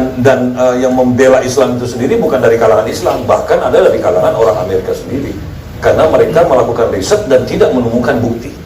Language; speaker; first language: Indonesian; native; Indonesian